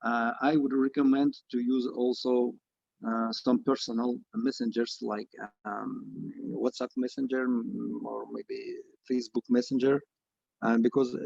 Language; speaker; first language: English; non-native, fluent; Russian